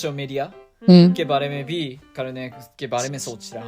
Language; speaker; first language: Hindi; non-native, fluent; Japanese